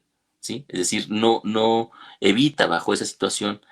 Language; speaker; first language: Spanish; native; Spanish